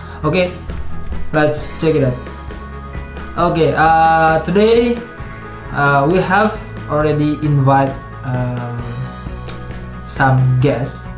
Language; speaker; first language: English; non-native, learner; Indonesian